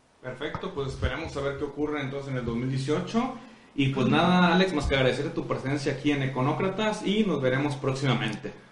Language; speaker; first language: Spanish; native; Spanish